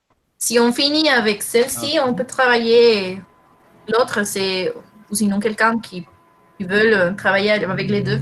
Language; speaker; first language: French; non-native, fluent; Spanish